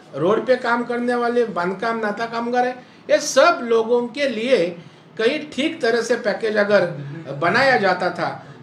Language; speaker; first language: Hindi; non-native, local second language; Marathi